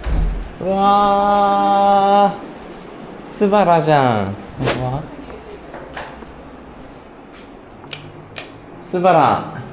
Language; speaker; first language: Japanese; native; Japanese